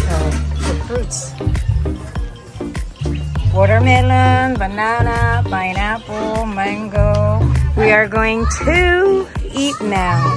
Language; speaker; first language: English; non-native, local second language; Filipino